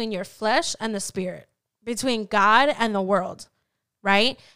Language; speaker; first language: English; native; English